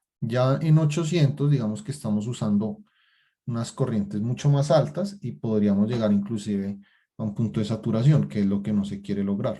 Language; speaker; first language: Spanish; native; Spanish